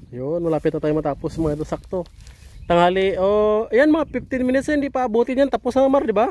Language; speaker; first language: Filipino; non-native, local second language; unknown